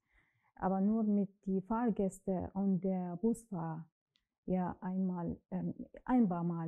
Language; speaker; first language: German; non-native, learner; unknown